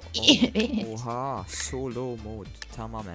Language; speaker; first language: Turkish; non-native, learner; English